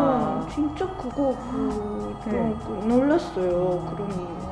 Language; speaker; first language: Korean; non-native, fluent; Japanese